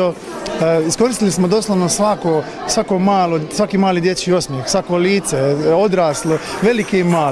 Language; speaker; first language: Croatian; native; Croatian